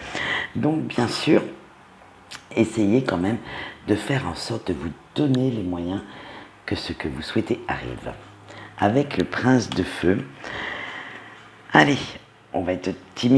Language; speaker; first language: French; native; French